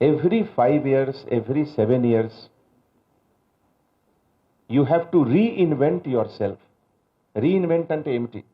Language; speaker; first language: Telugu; non-native, learner; Hindi